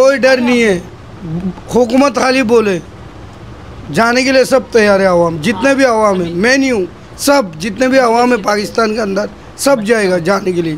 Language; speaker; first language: Hindi; non-native, local second language; Bangla